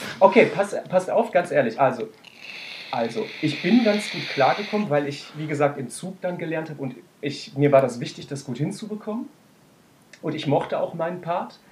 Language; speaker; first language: German; native; German